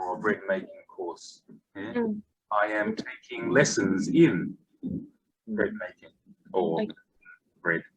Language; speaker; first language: English; non-native, fluent; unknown